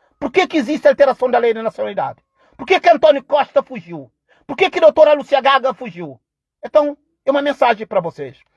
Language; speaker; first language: Portuguese; non-native, local second language; Kabuverdianu